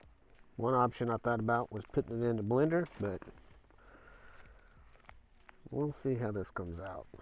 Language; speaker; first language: English; native; English